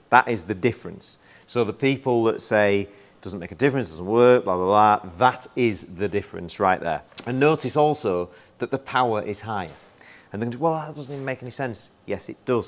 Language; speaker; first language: English; native; English